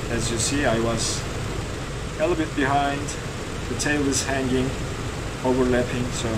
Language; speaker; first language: English; non-native, fluent; Turkish